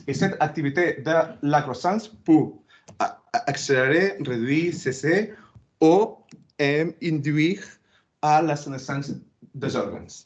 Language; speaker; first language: French; non-native, fluent; Spanish